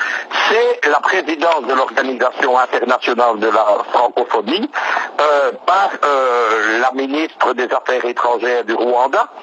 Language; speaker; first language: French; native; French